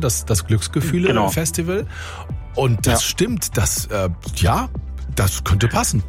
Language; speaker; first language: German; native; German